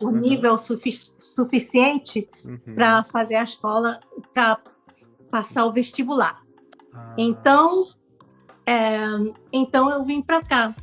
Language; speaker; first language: Portuguese; non-native, local second language; Spanish